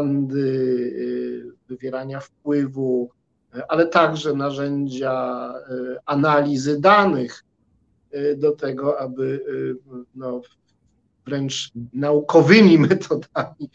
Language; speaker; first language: Polish; native; Polish